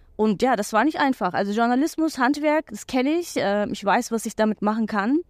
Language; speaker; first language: German; non-native, fluent; Turkish